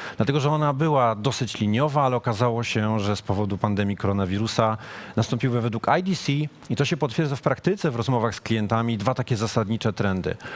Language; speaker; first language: Polish; native; Polish